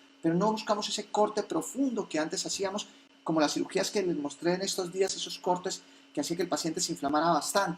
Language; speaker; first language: Spanish; native; Spanish